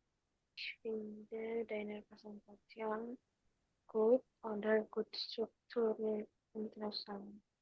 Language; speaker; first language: German; non-native, learner; Indonesian